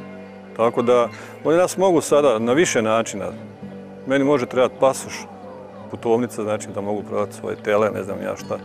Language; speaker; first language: Croatian; native; Croatian